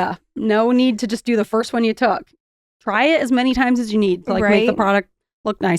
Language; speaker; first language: English; native; English